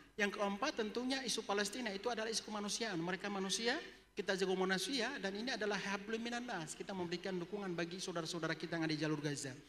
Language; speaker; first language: Indonesian; native; Indonesian